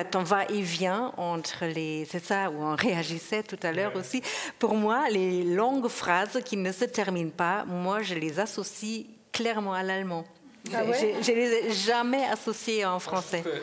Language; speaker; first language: French; non-native, fluent; German